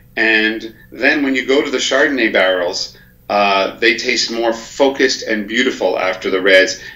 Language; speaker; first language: English; native; English